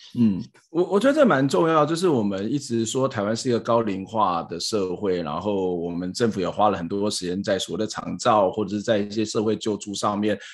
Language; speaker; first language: Chinese; native; Chinese